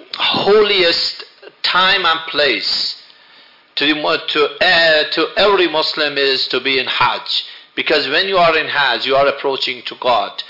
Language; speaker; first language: English; non-native, fluent; Persian